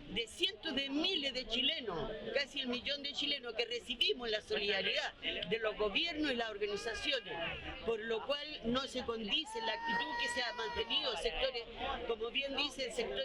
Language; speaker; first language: Spanish; native; Spanish